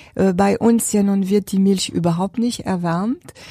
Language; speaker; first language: German; non-native, fluent; French